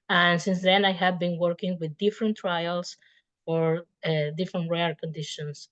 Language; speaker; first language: English; non-native, fluent; Spanish